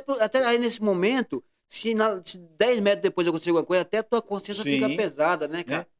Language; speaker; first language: Portuguese; native; Portuguese